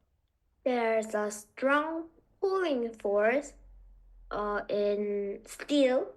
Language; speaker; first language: English; non-native, learner; Korean